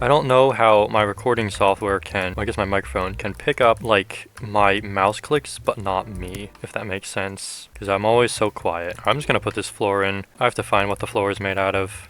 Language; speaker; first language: English; native; English